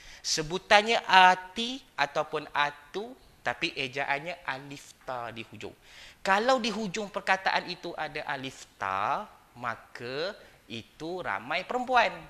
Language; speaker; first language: Malay; native; Malay